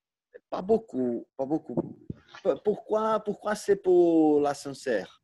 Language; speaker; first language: French; non-native, learner; Portuguese